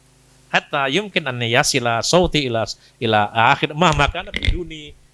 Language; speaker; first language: Arabic; non-native, fluent; Indonesian